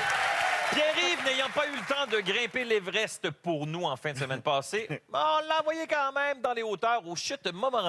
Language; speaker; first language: French; native; French